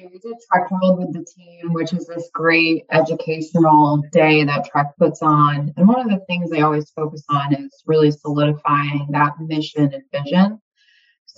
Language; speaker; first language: English; native; English